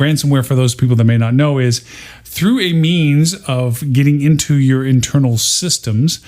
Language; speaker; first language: English; native; English